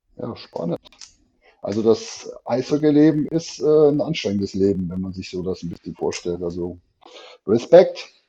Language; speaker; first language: German; native; German